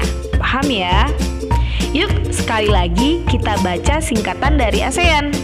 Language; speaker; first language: Indonesian; native; Indonesian